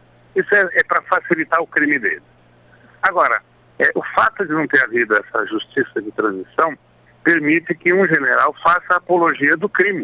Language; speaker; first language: Portuguese; native; Portuguese